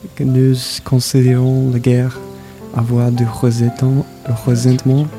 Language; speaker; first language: French; non-native, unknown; English